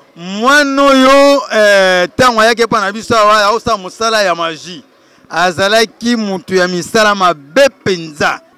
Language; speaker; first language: Lingala; non-native, local second language; Kongo